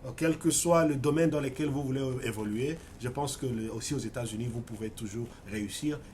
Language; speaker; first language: French; non-native, local second language; Swahili